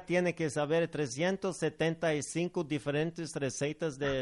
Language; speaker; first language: Spanish; non-native, fluent; Norwegian